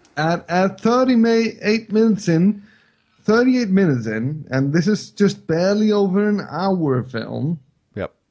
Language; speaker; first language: English; non-native, fluent; Icelandic